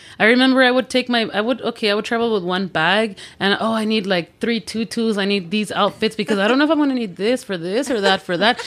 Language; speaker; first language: English; early bilingual, other home language; Spanish